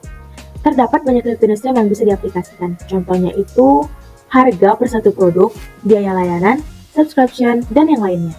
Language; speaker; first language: Indonesian; native; Indonesian